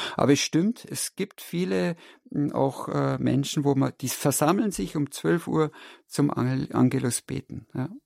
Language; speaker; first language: German; native; German